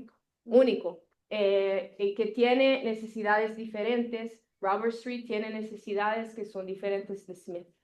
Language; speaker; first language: Spanish; non-native, learner; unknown